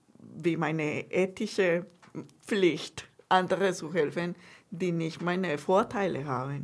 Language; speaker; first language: German; non-native, fluent; Spanish